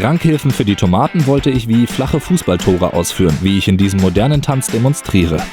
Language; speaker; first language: German; native; German